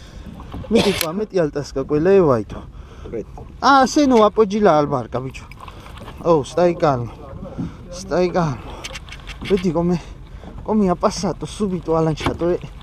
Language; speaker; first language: Italian; non-native, learner; Georgian